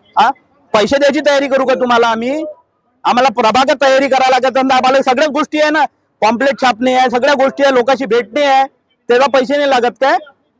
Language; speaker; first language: Marathi; non-native, local second language; Hindi